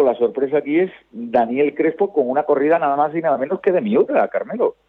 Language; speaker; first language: Spanish; native; Spanish